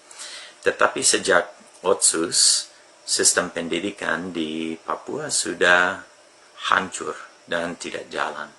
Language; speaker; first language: Indonesian; non-native, fluent; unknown